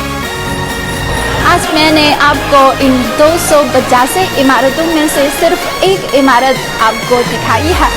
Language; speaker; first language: Urdu; non-native, fluent; Chinese